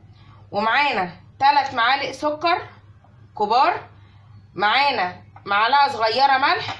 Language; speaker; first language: Arabic; native; Arabic